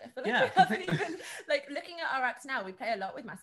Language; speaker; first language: English; native; English